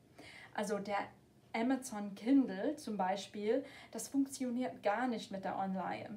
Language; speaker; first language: German; non-native, fluent; English